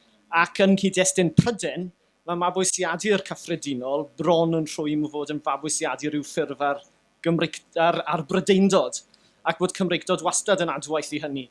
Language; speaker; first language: Welsh; native; Welsh